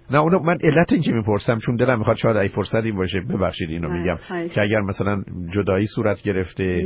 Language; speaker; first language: Persian; native; Persian